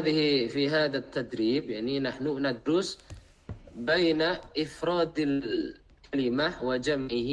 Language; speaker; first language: Arabic; non-native, fluent; Indonesian